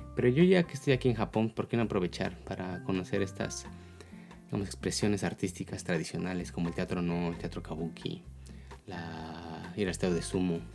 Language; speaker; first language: Spanish; native; Spanish